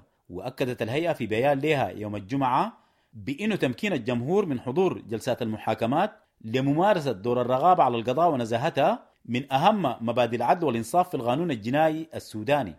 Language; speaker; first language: Arabic; native; Arabic